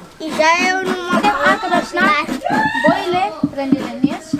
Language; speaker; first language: Turkish; non-native, fluent; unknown